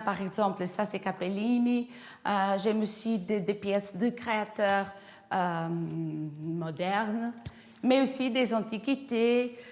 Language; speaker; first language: French; non-native, fluent; Portuguese